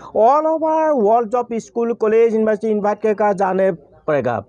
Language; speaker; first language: Hindi; non-native, local second language; Assamese